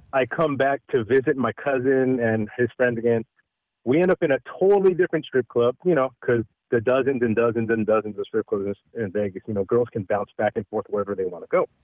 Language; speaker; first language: English; early bilingual, other home language; Filipino